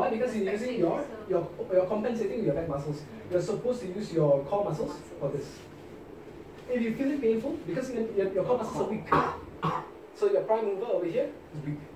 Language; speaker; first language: English; non-native, local second language; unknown